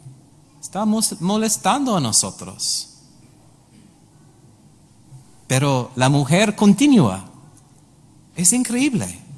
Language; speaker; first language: Spanish; non-native, learner; English